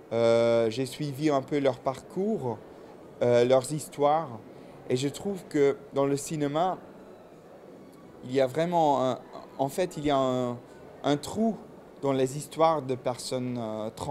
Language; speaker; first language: French; non-native, local second language; Dutch